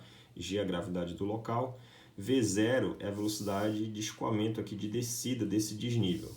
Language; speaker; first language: Portuguese; native; Portuguese